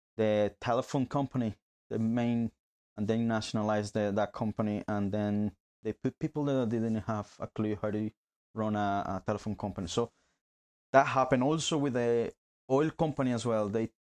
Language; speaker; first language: English; non-native, fluent; Spanish